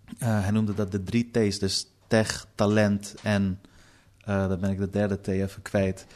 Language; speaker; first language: Dutch; early bilingual, other home language; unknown